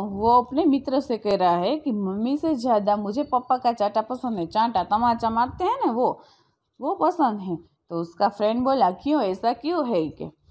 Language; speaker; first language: Hindi; non-native, local second language; Gujarati